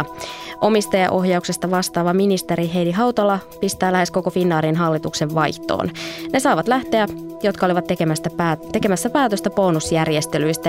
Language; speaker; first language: Finnish; native; Finnish